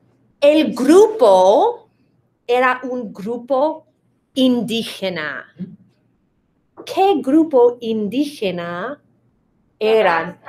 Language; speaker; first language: Spanish; non-native, fluent; English